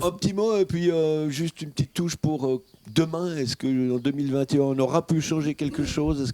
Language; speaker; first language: French; native; French